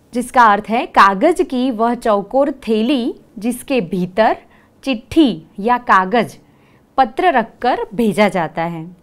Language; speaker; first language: Hindi; non-native, local second language; Gujarati